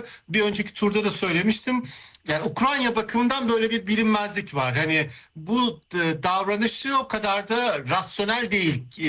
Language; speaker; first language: Turkish; native; Turkish